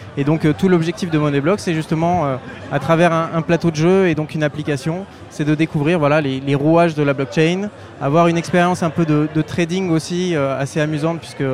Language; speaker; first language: French; native; French